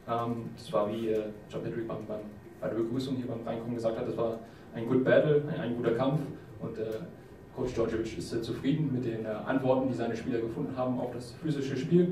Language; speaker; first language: German; native; German